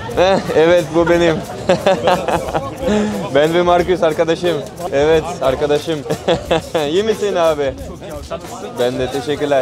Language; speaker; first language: Turkish; non-native, learner; French